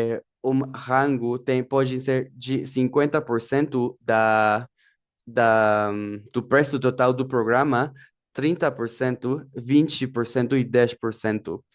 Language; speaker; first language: Portuguese; non-native, fluent; Spanish